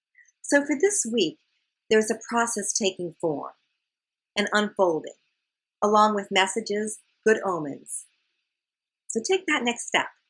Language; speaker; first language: English; native; English